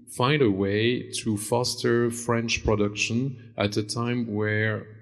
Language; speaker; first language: English; non-native, fluent; German